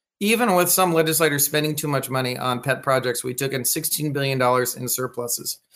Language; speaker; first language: English; native; English